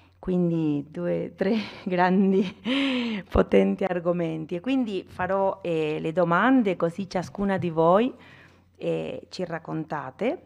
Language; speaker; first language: Italian; non-native, fluent; Spanish